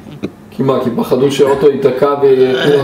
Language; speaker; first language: Hebrew; native; Hebrew